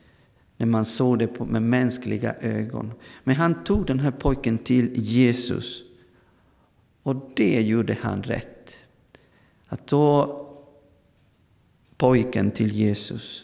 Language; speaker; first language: Swedish; non-native, fluent; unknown